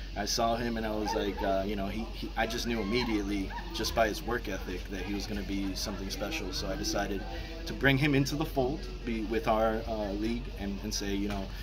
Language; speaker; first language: English; native; English